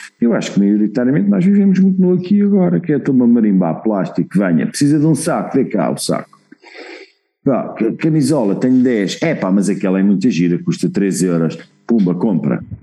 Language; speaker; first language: Portuguese; native; Portuguese